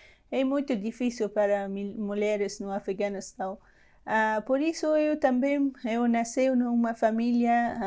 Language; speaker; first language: Portuguese; non-native, learner; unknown